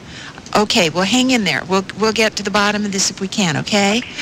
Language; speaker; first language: English; native; English